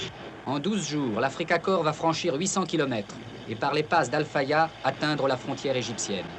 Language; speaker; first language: French; native; French